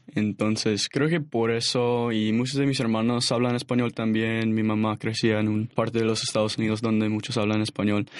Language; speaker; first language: Spanish; non-native, learner; English